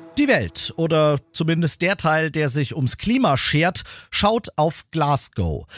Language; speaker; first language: German; native; German